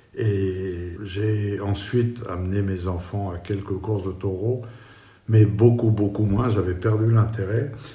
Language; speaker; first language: French; non-native, fluent; Spanish